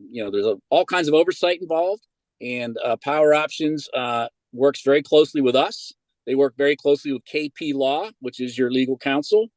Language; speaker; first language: English; native; English